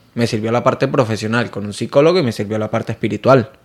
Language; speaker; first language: Spanish; native; Spanish